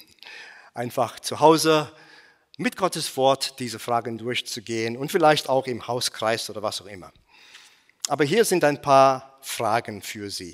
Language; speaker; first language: German; non-native, fluent; English